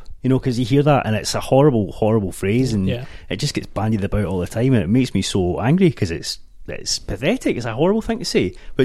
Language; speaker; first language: English; native; English